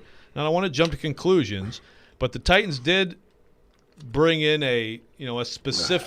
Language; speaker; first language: English; native; English